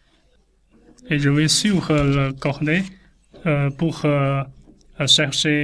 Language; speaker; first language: French; non-native, learner; Chinese